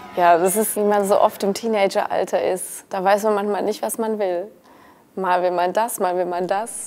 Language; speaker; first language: German; native; German